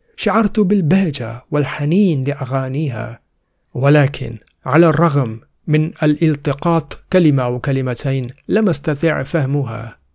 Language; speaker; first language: Arabic; non-native, fluent; Urdu